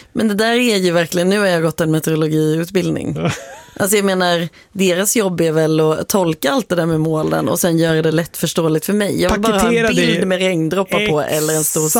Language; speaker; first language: Swedish; native; Swedish